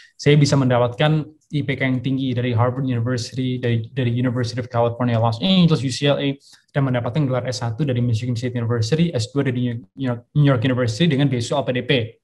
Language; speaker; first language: Indonesian; early bilingual, heritage; Indonesian